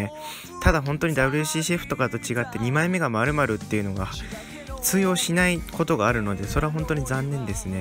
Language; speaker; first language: Japanese; native; Japanese